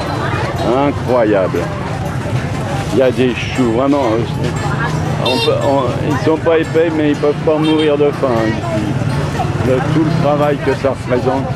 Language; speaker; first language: French; native; French